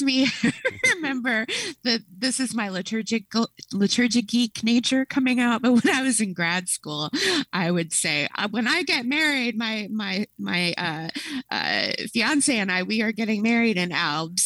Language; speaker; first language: English; native; English